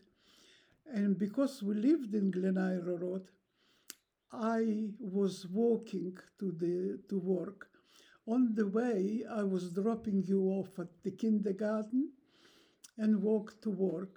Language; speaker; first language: English; non-native, fluent; Russian